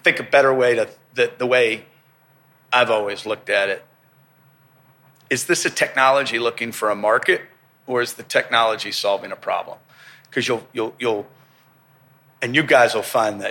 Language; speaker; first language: English; native; English